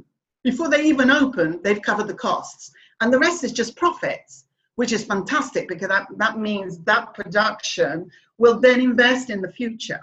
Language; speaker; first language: English; native; English